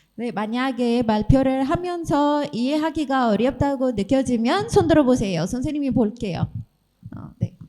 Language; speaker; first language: Korean; non-native, fluent; Arabic